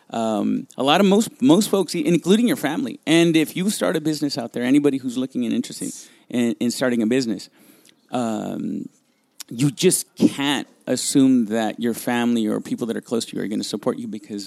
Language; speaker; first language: English; early bilingual, other home language; Spanish